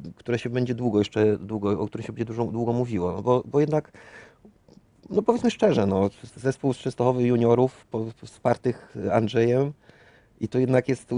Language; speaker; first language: Polish; native; Polish